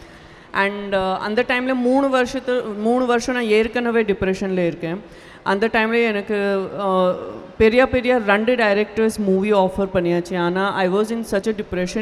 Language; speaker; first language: Tamil; non-native, local second language; Gujarati